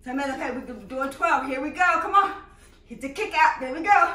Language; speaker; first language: English; native; English